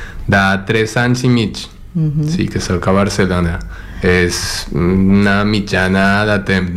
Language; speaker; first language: Catalan; non-native, learner; Spanish